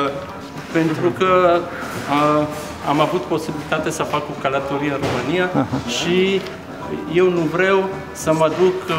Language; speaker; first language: Romanian; non-native, fluent; Italian